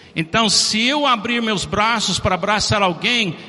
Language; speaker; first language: Portuguese; non-native, fluent; English